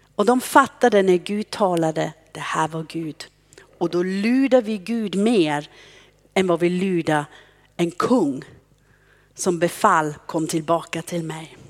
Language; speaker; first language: Swedish; non-native, fluent; German